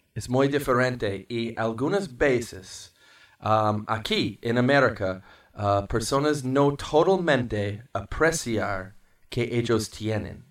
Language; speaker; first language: Spanish; non-native, learner; English